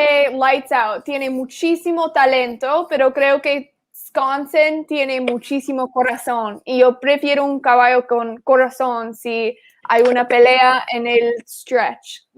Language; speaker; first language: Spanish; non-native, fluent; English